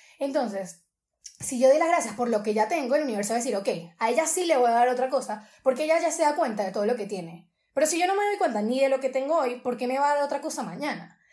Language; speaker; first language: Spanish; native; Spanish